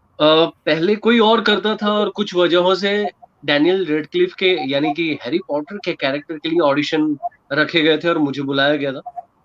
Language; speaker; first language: Hindi; non-native, local second language; Gujarati